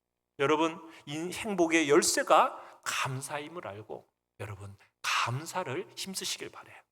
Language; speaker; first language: Korean; native; Korean